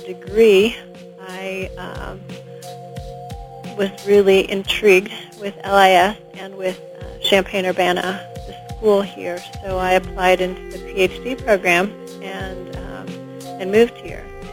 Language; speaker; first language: English; native; English